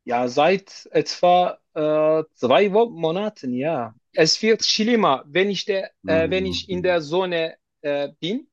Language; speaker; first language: German; non-native, learner; Turkish